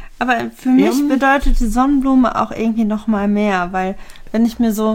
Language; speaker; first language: German; native; German